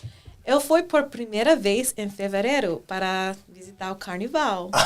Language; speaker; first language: Portuguese; non-native, fluent; English